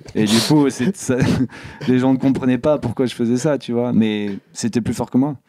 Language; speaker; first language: French; native; French